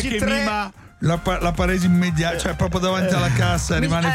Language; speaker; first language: Italian; native; Italian